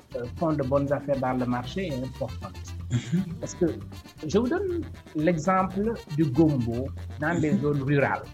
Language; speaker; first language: French; non-native, local second language; Wolof